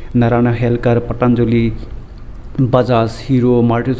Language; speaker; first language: Hindi; non-native, local second language; Assamese